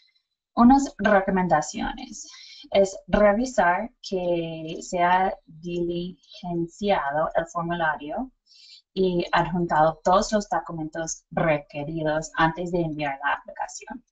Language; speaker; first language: Spanish; non-native, fluent; English